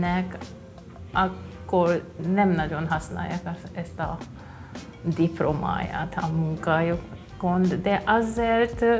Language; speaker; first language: Hungarian; non-native, fluent; Japanese